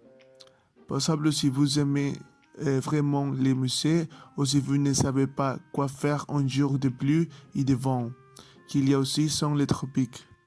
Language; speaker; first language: French; non-native, learner; Spanish